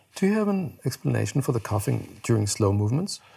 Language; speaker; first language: English; non-native, fluent; German